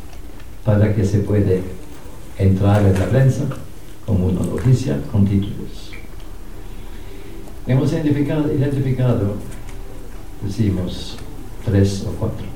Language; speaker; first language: Spanish; non-native, fluent; Norwegian